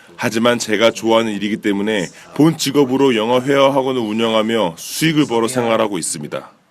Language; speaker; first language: Korean; non-native, fluent; Spanish